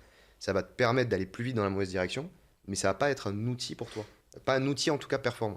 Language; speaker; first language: French; native; French